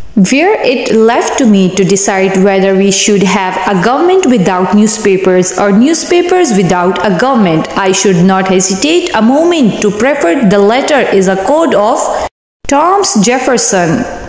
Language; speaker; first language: English; non-native, local second language; Pashto